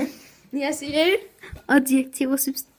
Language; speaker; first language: Norwegian; non-native, fluent; Arabic